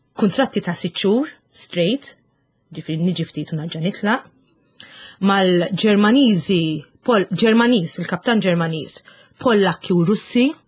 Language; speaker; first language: Maltese; native; Maltese